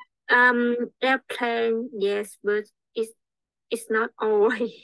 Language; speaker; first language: English; non-native, learner; Vietnamese